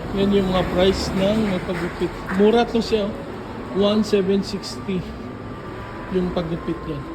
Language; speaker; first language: Filipino; native; Filipino